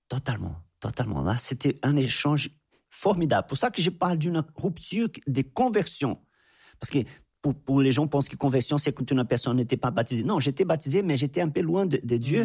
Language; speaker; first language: French; non-native, fluent; Portuguese